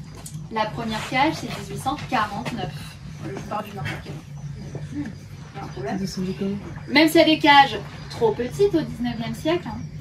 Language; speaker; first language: French; native; French